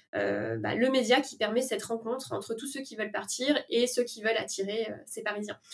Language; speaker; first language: French; native; French